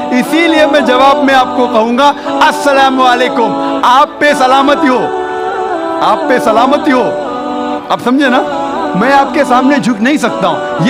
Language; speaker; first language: Hindi; non-native, local second language; Konkani